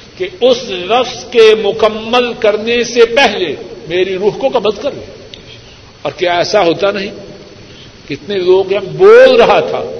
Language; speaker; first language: Urdu; non-native, local second language; Punjabi